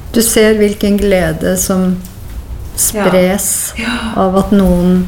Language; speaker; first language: Swedish; non-native, fluent; Norwegian